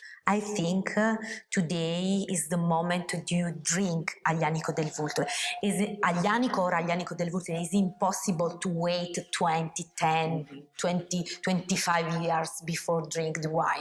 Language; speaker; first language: English; non-native, learner; Italian